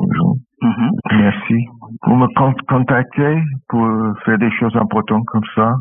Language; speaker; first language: French; non-native, fluent; English